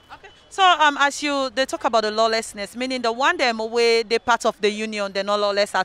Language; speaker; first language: English; non-native, local second language; Krio